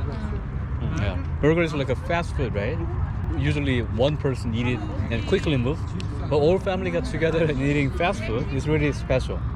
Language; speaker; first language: English; non-native, fluent; Korean